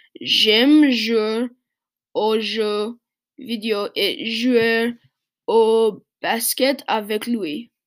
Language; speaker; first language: French; non-native, learner; English